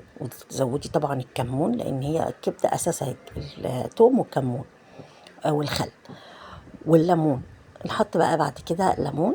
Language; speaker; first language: Arabic; native; Arabic